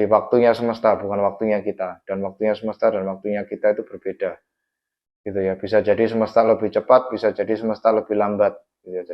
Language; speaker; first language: Indonesian; native; Indonesian